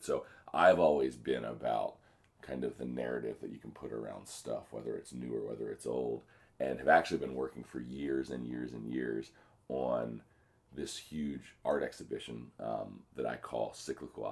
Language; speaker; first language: English; native; English